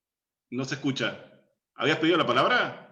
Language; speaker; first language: Spanish; native; Spanish